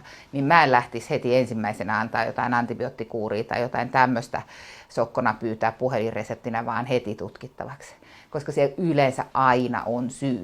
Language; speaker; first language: Finnish; native; Finnish